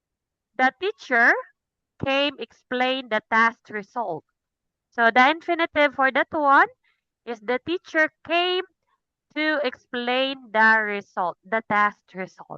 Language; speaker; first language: English; non-native, fluent; Cebuano